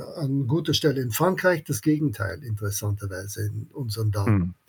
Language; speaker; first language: German; non-native, local second language; English